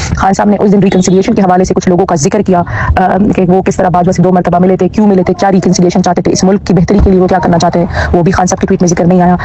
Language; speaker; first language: Urdu; non-native, local second language; Pashto